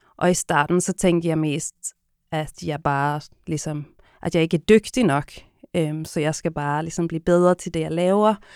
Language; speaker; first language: Danish; native; Danish